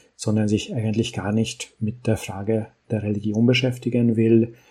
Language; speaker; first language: German; early bilingual, other home language; Hungarian